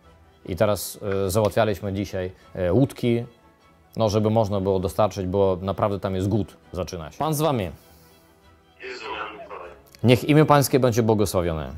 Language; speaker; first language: Polish; non-native, fluent; Ukrainian